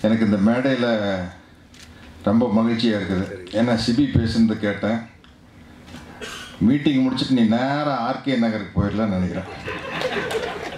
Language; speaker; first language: Tamil; native; Tamil